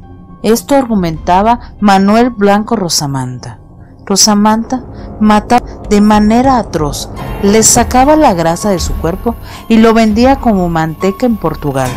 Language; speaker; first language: Spanish; native; Spanish